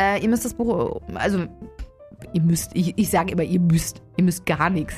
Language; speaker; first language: German; native; German